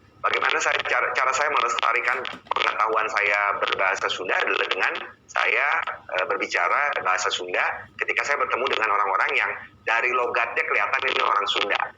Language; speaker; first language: Indonesian; native; Indonesian